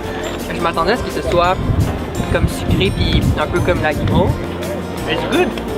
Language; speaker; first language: French; native; French